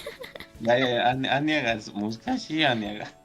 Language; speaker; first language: Japanese; non-native, learner; Spanish